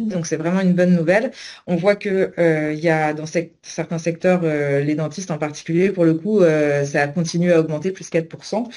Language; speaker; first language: French; native; French